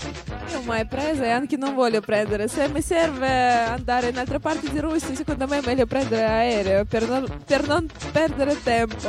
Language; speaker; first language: Italian; non-native, learner; Russian